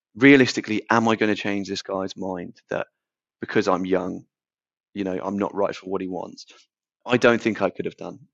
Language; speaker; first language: English; native; English